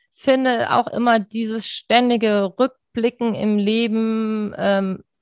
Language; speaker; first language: German; native; German